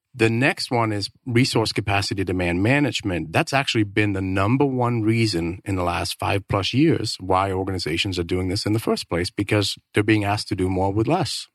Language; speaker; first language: English; non-native, fluent; Danish